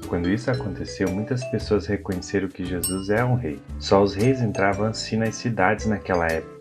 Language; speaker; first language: Portuguese; native; Portuguese